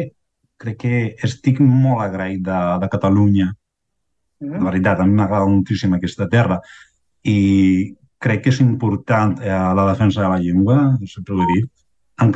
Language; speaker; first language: Catalan; non-native, fluent; Spanish